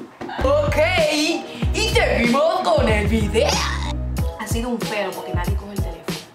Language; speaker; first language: Spanish; native; Spanish